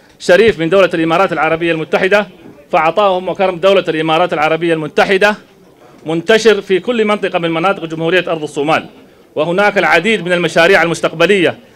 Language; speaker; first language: Arabic; non-native, local second language; Somali